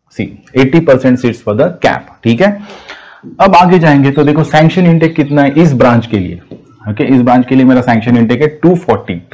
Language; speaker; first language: Hindi; non-native, local second language; Marathi